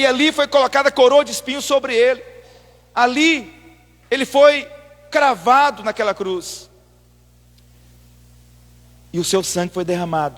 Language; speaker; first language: Portuguese; native; Portuguese